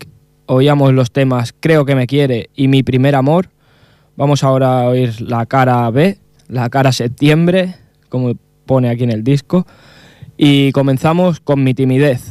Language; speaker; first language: Spanish; native; Spanish